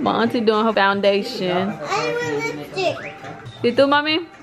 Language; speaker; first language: English; native; English